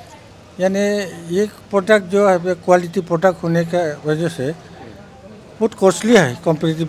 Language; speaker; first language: Hindi; non-native, local second language; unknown